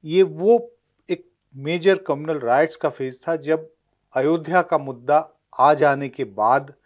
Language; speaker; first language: Hindi; native; Hindi